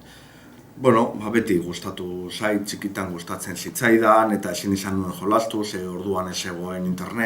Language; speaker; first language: Basque; non-native, local second language; Spanish